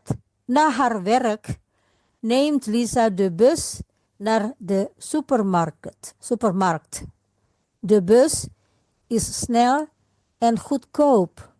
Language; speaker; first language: Dutch; non-native, fluent; Indonesian